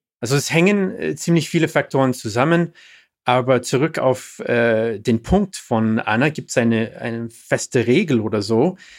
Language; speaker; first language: German; non-native, fluent; English